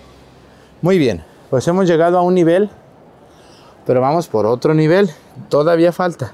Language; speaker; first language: Spanish; native; Spanish